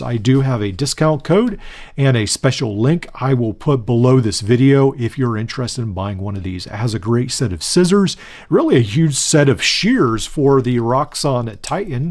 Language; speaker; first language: English; native; English